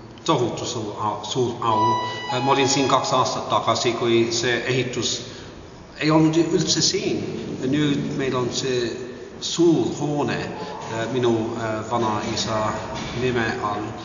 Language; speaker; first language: Estonian; early bilingual, heritage; English